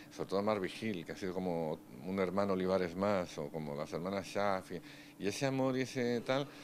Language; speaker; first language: Spanish; native; Spanish